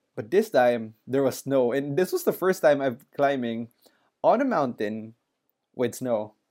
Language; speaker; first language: English; non-native, local second language; Filipino